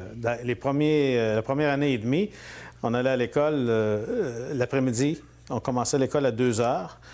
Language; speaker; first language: French; native; French